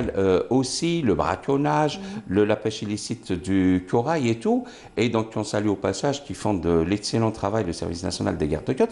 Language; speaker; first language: French; non-native, local second language; Arabic